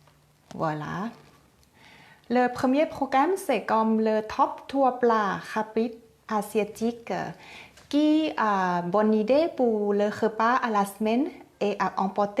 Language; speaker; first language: French; non-native, learner; Thai